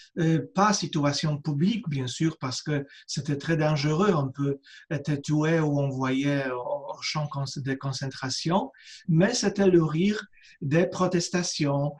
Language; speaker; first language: French; non-native, fluent; Polish